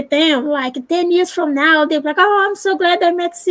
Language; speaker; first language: English; non-native, fluent; Portuguese